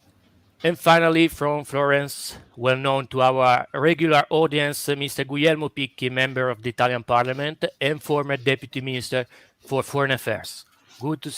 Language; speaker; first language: English; non-native, fluent; Italian